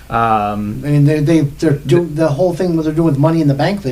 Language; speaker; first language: English; native; English